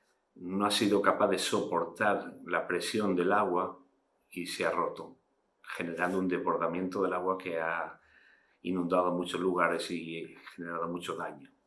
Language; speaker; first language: Spanish; native; Spanish